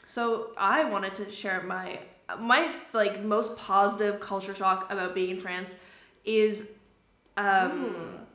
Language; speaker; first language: English; native; English